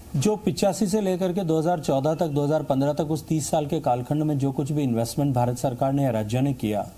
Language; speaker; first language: Hindi; native; Hindi